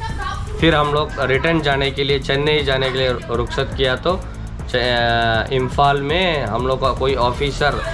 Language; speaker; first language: Hindi; non-native, local second language; Tamil